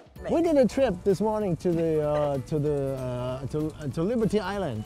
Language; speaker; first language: English; non-native, fluent; German